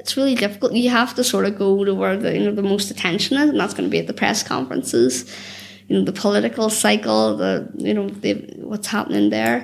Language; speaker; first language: English; native; English